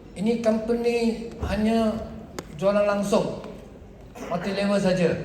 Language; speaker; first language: Malay; non-native, local second language; Chinese